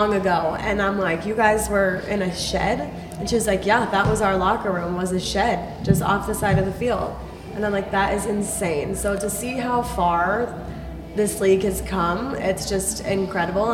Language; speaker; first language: English; native; English